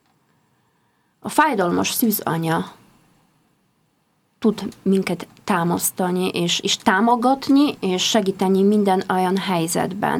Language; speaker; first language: Hungarian; non-native, fluent; Polish